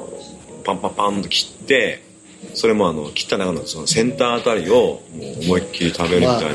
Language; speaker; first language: Japanese; native; Japanese